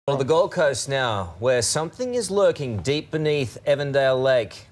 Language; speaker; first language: English; native; English